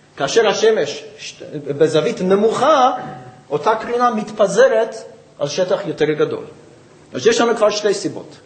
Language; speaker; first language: Hebrew; non-native, fluent; English